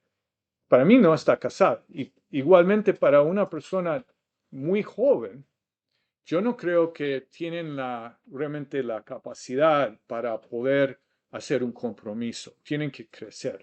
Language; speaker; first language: Spanish; non-native, fluent; English